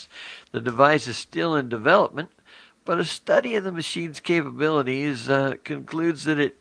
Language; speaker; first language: English; native; English